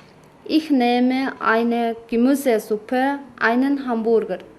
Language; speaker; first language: German; non-native, fluent; Mongolian